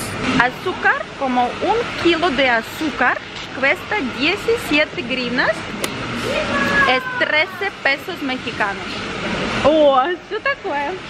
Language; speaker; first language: Spanish; non-native, fluent; Ukrainian